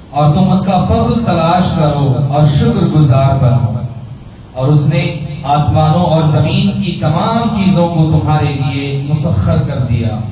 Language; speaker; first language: Urdu; native; Urdu